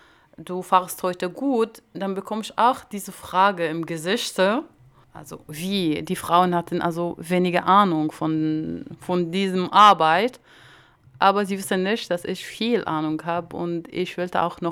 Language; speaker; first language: German; non-native, learner; Arabic